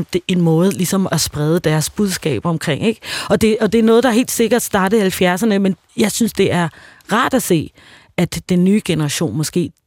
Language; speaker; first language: Danish; non-native, fluent; Swahili